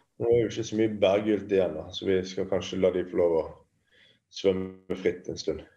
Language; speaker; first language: Norwegian; native; Norwegian